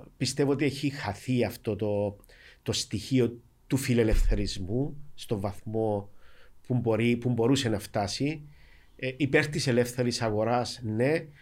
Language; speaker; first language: Greek; native; Greek